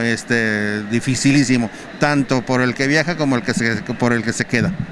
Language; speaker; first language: Spanish; native; Spanish